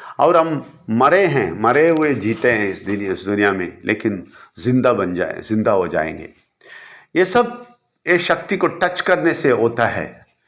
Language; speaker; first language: Hindi; non-native, local second language; Malayalam